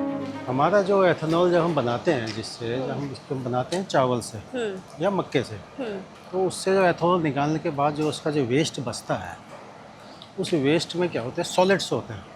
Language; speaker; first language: Hindi; native; Hindi